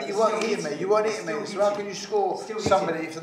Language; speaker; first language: English; native; English